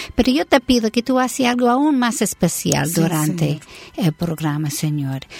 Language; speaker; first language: Spanish; non-native, fluent; English